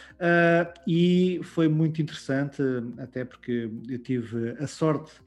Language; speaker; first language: Portuguese; native; Portuguese